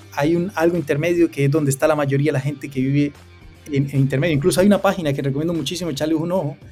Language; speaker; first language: Spanish; native; Spanish